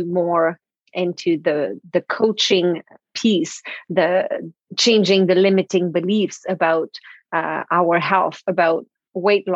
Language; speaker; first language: English; non-native, fluent; French